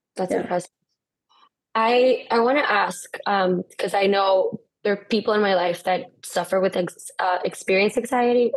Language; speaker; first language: English; non-native, fluent; Spanish